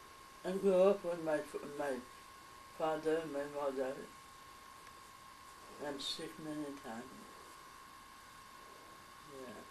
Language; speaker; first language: English; early bilingual, heritage; French